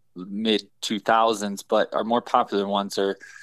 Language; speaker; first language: English; native; English